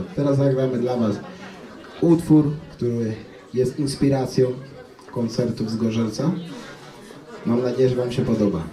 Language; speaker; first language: Polish; non-native, fluent; Spanish